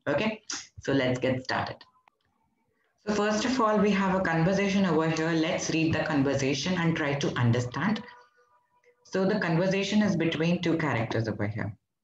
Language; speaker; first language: English; non-native, local second language; Hindi